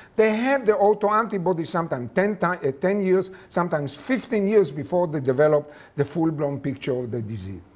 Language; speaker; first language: English; non-native, fluent; Hebrew